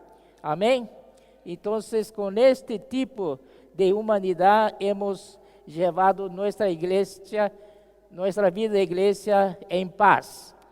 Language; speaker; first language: Spanish; non-native, fluent; Portuguese